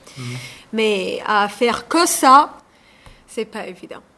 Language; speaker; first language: French; non-native, learner; Somali